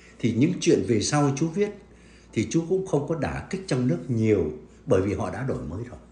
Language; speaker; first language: Vietnamese; native; Vietnamese